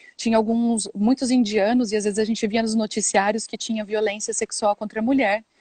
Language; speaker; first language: Portuguese; native; Portuguese